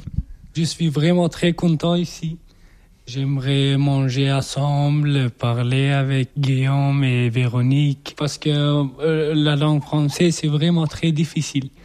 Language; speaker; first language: French; non-native, learner; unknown